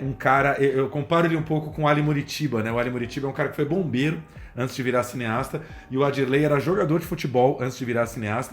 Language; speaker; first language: Portuguese; native; Portuguese